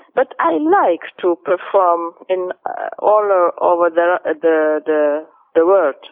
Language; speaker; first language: English; non-native, fluent; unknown